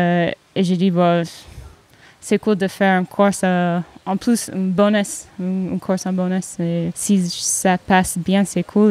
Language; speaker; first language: French; non-native, fluent; English